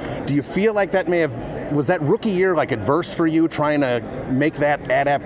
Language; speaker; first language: English; native; English